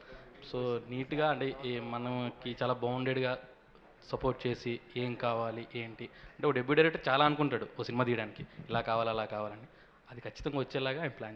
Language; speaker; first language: Telugu; native; Telugu